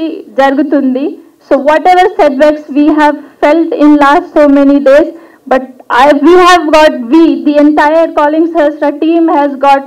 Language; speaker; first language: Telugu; non-native, local second language; Hindi